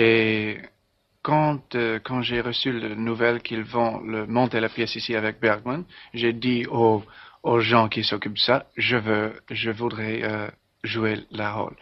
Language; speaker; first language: French; non-native, learner; English